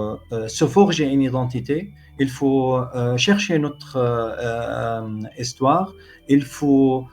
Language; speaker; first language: French; non-native, fluent; Arabic